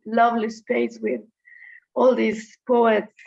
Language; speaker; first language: English; non-native, fluent; Spanish